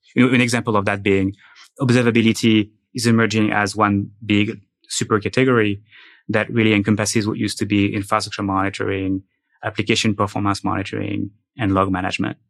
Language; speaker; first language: English; non-native, fluent; French